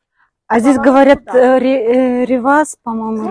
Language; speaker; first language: Russian; native; Russian